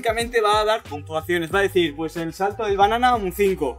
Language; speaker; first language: Spanish; native; Spanish